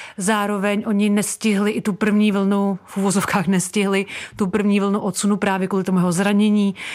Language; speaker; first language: Czech; native; Czech